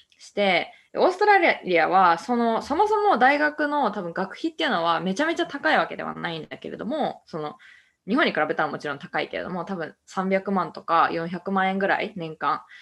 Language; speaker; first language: Japanese; native; Japanese